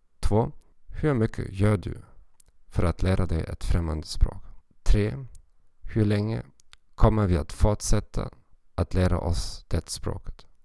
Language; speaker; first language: Swedish; non-native, learner; German